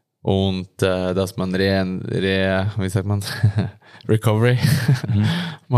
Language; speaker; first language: German; non-native, learner; Norwegian